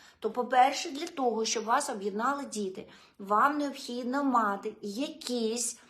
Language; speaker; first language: Ukrainian; non-native, local second language; Russian